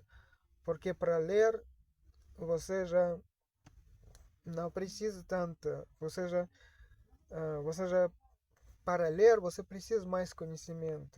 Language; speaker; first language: Portuguese; non-native, fluent; Russian